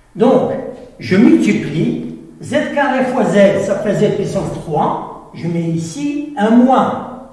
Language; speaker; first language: French; non-native, local second language; Arabic